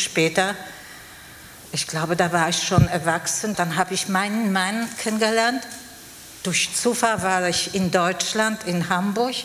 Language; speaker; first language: German; non-native, fluent; Polish